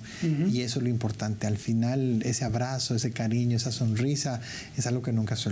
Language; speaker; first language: Spanish; native; Spanish